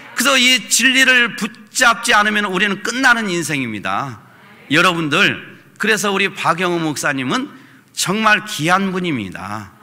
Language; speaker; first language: Korean; native; Korean